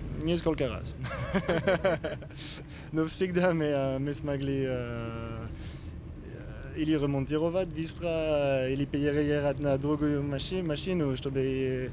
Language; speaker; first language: Russian; non-native, learner; French